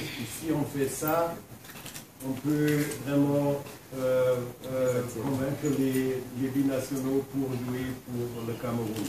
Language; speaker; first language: French; non-native, fluent; German